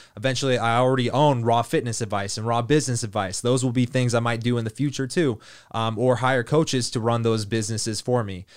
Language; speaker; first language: English; native; English